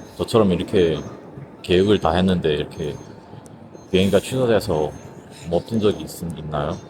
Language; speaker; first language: Korean; native; Korean